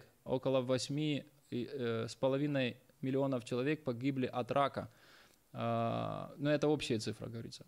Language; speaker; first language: Russian; native; Russian